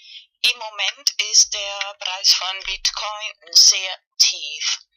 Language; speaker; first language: German; non-native, fluent; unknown